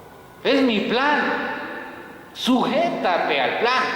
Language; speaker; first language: Spanish; native; Spanish